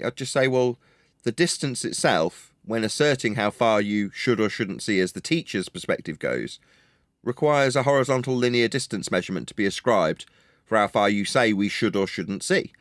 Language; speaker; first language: English; native; English